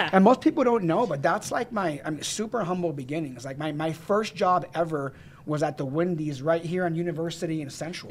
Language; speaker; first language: English; native; English